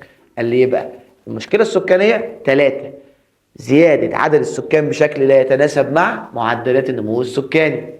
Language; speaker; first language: Arabic; native; Arabic